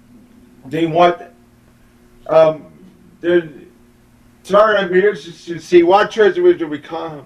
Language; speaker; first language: English; native; English